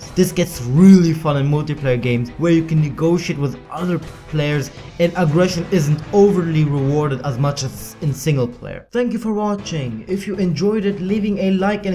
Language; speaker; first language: English; non-native, fluent; German